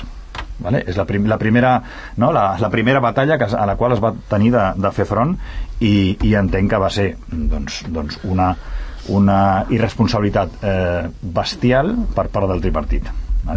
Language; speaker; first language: Catalan; native; Catalan